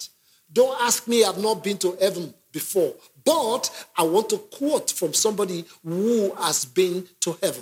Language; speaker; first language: English; non-native, local second language; Yoruba